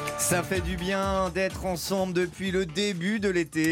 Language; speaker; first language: French; native; French